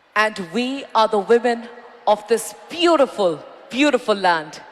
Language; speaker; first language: English; non-native, local second language; Hindi